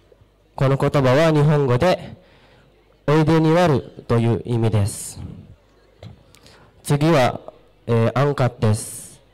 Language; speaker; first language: Japanese; non-native, learner; Sundanese